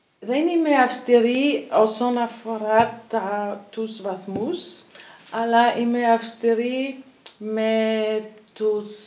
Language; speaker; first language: Greek; non-native, learner; German